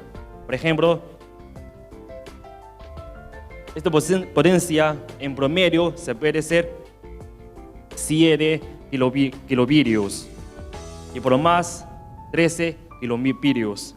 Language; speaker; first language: Spanish; non-native, learner; Chinese